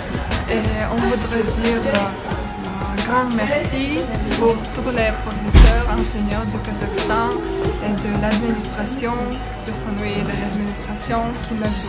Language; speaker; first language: French; non-native, learner; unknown